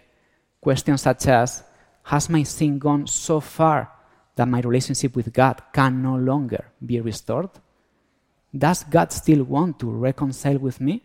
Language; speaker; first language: English; non-native, fluent; Spanish